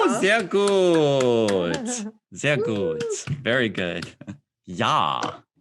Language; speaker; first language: German; non-native, fluent; English